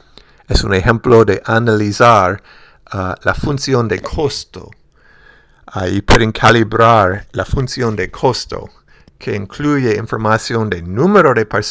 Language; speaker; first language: Spanish; non-native, fluent; English